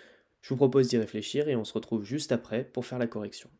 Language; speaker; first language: French; native; French